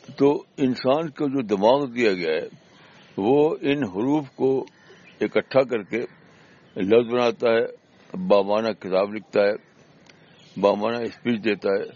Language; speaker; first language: Urdu; native; Urdu